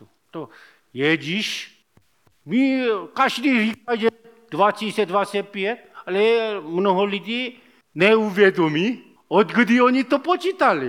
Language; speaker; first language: Czech; non-native, learner; Korean